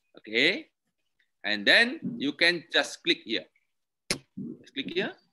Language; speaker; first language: English; non-native, learner; Indonesian